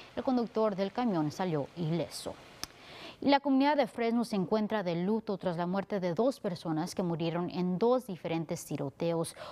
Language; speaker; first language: Spanish; early bilingual, heritage; Spanish